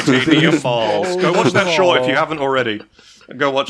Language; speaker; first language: English; native; English